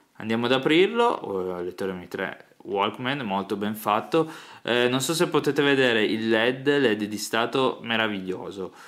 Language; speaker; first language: Italian; native; Italian